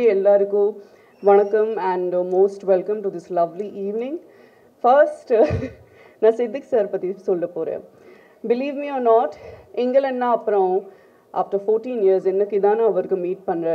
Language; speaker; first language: Tamil; non-native, fluent; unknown